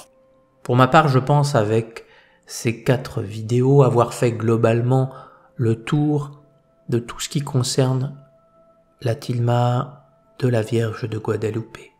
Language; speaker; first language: French; native; French